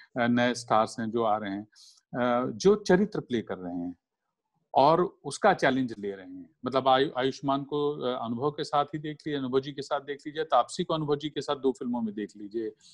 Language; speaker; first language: Hindi; native; Hindi